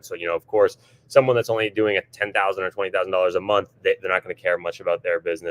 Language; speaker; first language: English; native; English